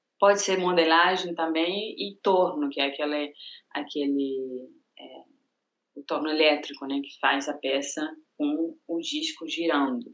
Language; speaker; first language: Portuguese; non-native, fluent; Spanish